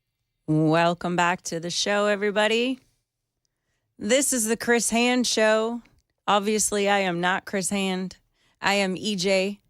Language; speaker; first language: English; native; English